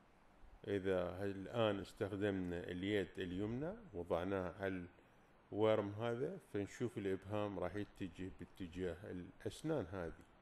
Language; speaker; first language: Arabic; native; Arabic